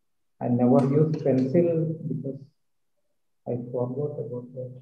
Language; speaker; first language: English; non-native, learner; Malayalam